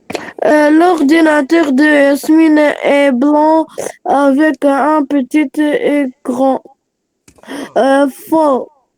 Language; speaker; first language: French; non-native, local second language; Arabic